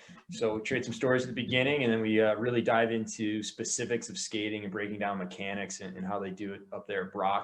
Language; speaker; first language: English; native; English